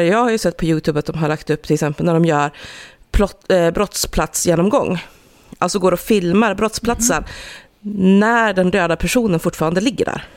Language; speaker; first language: Swedish; native; Swedish